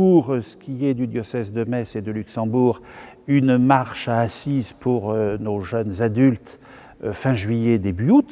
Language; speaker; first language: French; native; French